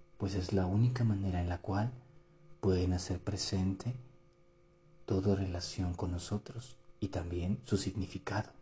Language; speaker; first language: Spanish; native; Spanish